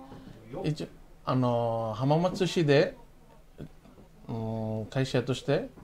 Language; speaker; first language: Japanese; non-native, fluent; Bangla